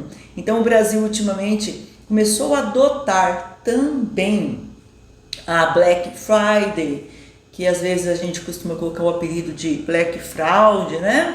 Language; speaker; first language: Portuguese; native; Portuguese